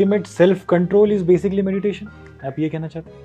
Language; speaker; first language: Hindi; native; Hindi